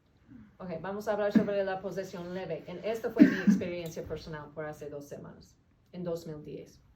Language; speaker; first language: Spanish; non-native, learner; English